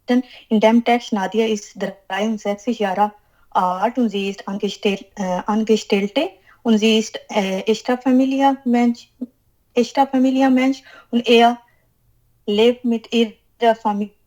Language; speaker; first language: German; non-native, learner; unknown